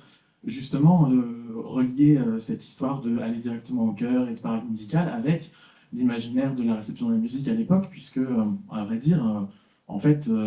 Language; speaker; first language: French; native; French